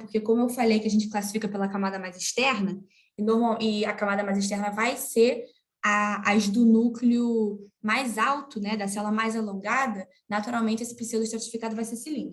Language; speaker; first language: Portuguese; native; Portuguese